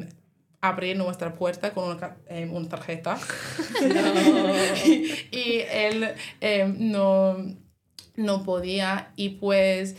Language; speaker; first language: Spanish; non-native, learner; English